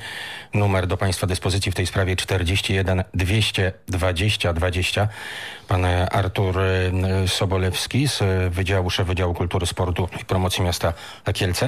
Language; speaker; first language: Polish; native; Polish